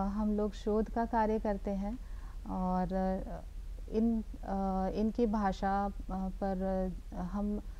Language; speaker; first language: Hindi; native; Hindi